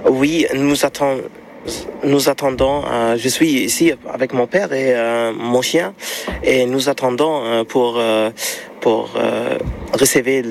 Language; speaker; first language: French; non-native, learner; German